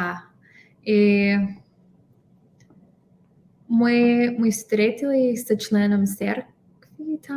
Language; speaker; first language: Russian; non-native, learner; English